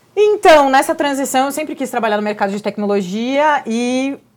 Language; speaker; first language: Portuguese; native; Portuguese